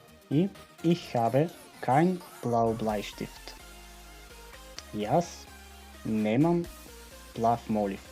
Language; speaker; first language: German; non-native, fluent; Macedonian